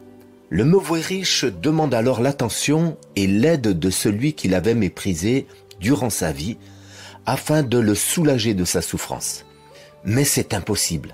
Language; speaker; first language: French; native; French